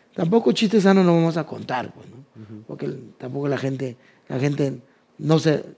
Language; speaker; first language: Spanish; native; Spanish